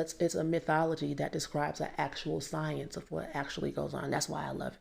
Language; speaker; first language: English; native; English